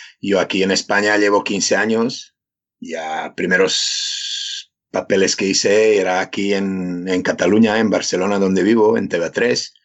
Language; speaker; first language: Spanish; non-native, fluent; Serbian